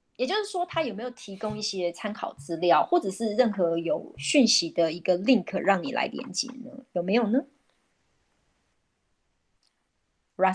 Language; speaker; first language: Chinese; native; Chinese